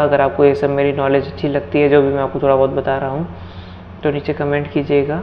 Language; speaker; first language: Hindi; native; Hindi